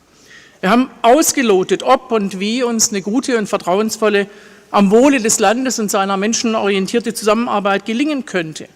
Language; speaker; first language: German; native; German